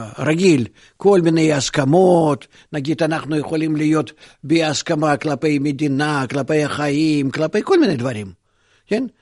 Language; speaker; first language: Hebrew; non-native, fluent; Russian